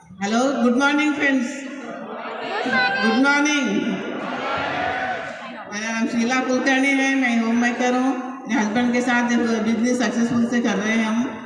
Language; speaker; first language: Hindi; non-native, local second language; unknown